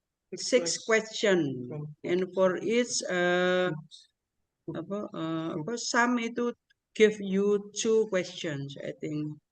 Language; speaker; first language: English; non-native, learner; Indonesian